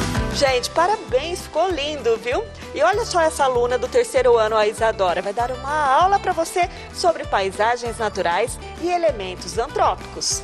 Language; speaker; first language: Portuguese; native; Portuguese